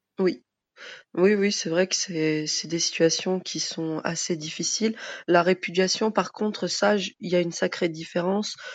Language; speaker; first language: French; early bilingual, other home language; Arabic